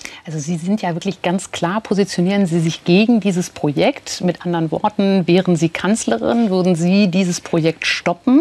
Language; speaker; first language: German; native; German